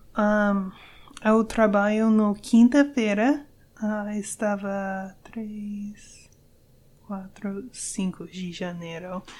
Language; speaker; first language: Portuguese; non-native, learner; English